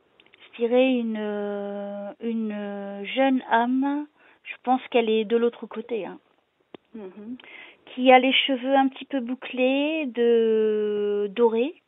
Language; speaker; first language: French; native; French